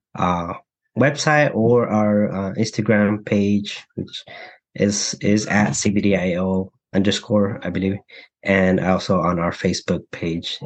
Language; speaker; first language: English; early bilingual, other home language; Mixtepec Mixtec